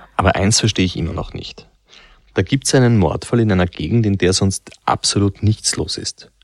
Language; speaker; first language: German; native; German